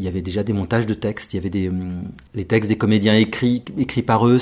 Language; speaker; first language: French; native; French